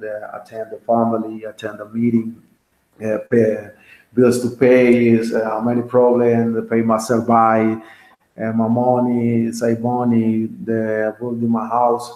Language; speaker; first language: English; non-native, learner; Spanish